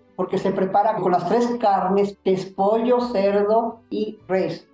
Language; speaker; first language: Spanish; native; Spanish